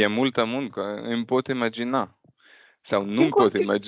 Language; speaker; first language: Romanian; non-native, fluent; Russian